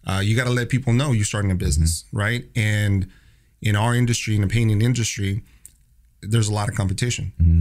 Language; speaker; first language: English; native; English